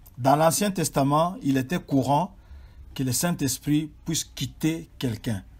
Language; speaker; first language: French; non-native, local second language; Swahili